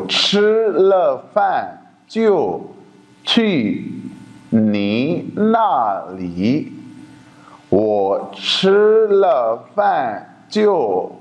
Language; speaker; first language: Chinese; non-native, fluent; Urdu